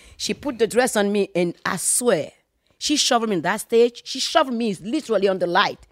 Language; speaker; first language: English; non-native, fluent; Fon